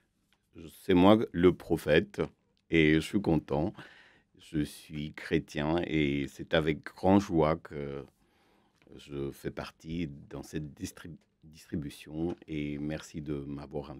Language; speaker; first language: French; non-native, fluent; Armenian